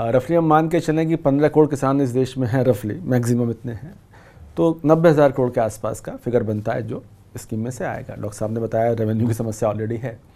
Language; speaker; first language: Hindi; native; Hindi